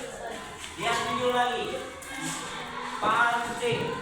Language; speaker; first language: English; non-native, learner; Indonesian